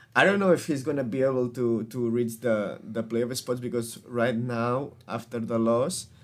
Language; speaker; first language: English; non-native, fluent; Spanish